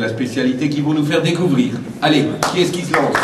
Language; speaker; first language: French; native; French